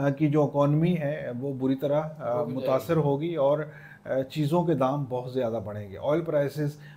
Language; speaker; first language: Urdu; non-native, local second language; Punjabi